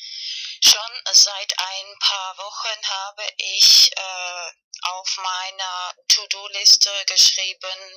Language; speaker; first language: German; non-native, fluent; Spanish